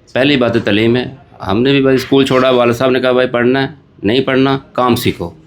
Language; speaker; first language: Urdu; non-native, local second language; Punjabi